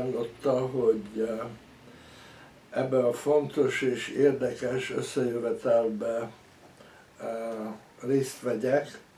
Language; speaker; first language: Hungarian; early bilingual, heritage; Hungarian